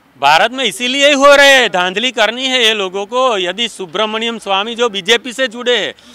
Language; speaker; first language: Hindi; non-native, local second language; Gujarati